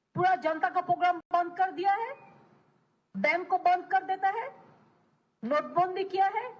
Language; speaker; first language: Hindi; non-native, local second language; Bangla